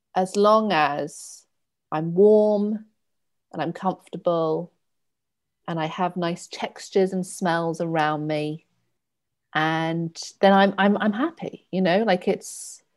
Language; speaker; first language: English; native; English